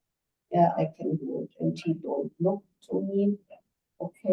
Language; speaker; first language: English; non-native, learner; German